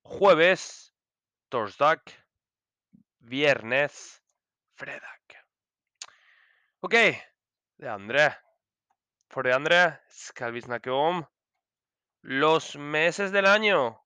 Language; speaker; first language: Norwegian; non-native, fluent; Spanish